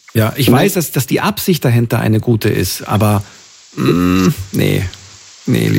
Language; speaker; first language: German; native; German